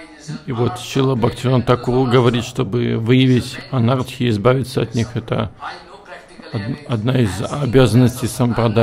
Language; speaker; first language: Russian; native; Russian